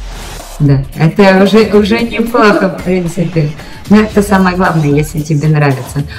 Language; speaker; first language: Russian; native; Russian